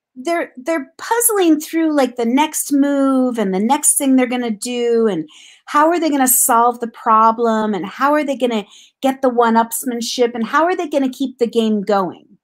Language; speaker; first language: English; native; English